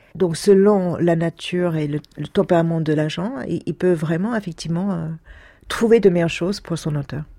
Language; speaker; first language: French; non-native, fluent; English